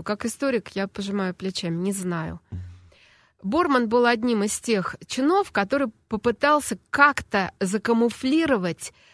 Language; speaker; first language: Russian; native; Russian